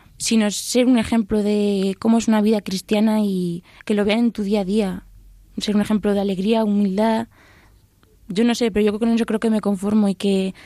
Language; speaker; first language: Spanish; native; Spanish